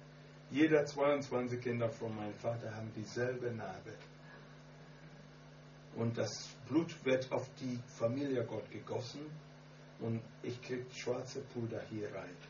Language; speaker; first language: German; non-native, learner; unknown